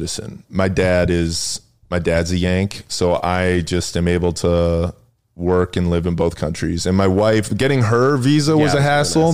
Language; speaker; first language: English; native; English